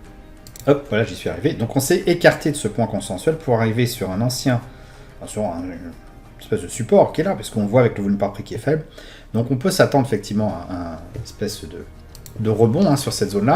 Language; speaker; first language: French; native; French